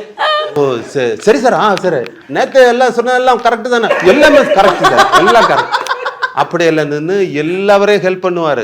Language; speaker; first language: Tamil; non-native, learner; Malayalam